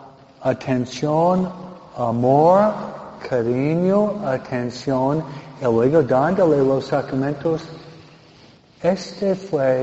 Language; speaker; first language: Spanish; non-native, fluent; English